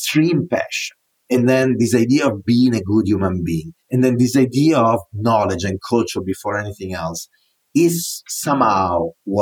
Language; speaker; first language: English; non-native, fluent; Italian